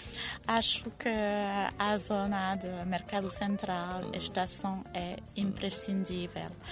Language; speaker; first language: Portuguese; non-native, fluent; French